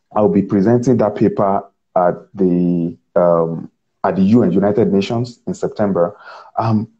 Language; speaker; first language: English; non-native, local second language; Yoruba